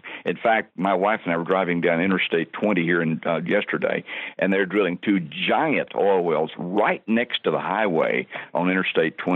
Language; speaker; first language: English; native; English